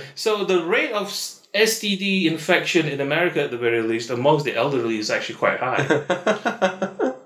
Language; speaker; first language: English; non-native, local second language; Malay